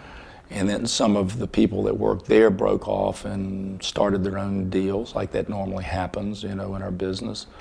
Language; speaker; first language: English; native; English